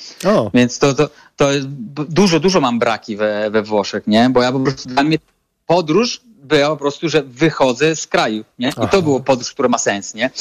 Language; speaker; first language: Polish; non-native, fluent; Italian